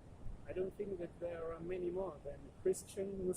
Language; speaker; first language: English; non-native, fluent; German